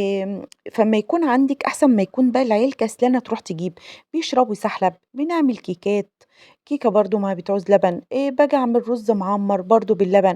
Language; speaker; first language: Arabic; native; Arabic